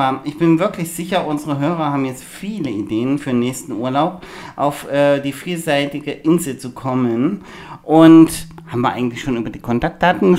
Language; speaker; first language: German; native; German